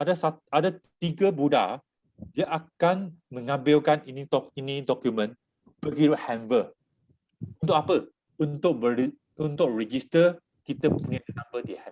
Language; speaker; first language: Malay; non-native, local second language; Chinese